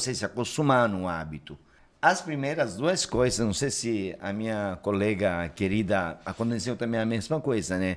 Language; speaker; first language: Portuguese; non-native, fluent; Italian